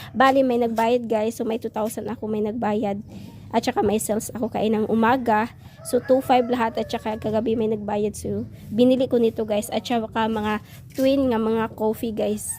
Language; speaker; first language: Filipino; non-native, local second language; Cebuano